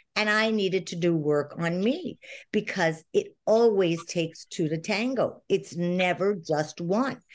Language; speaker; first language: English; non-native, fluent; Spanish